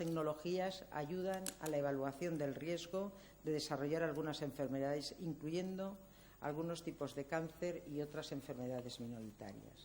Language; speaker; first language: Spanish; native; Spanish